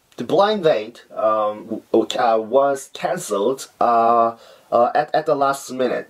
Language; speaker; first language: English; non-native, fluent; Korean